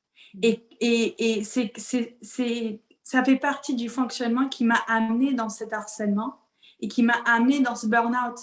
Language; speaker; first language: French; native; French